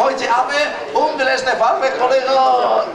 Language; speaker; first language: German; non-native, learner; Spanish